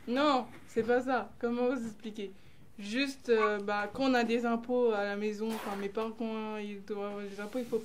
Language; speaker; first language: French; native; French